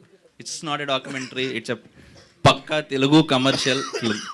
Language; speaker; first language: Telugu; native; Telugu